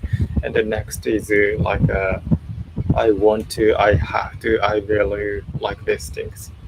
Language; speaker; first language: English; non-native, learner; Japanese